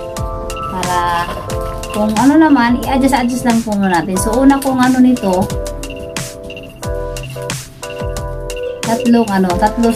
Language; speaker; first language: Filipino; non-native, local second language; Cebuano